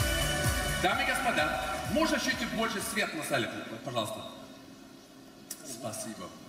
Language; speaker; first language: Russian; non-native, fluent; Swedish